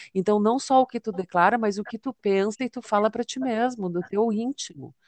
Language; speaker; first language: Portuguese; native; Portuguese